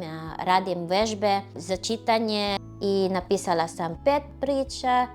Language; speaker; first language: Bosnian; non-native, fluent; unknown